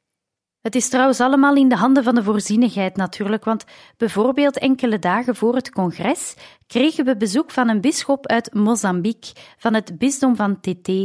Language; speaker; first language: Dutch; native; Dutch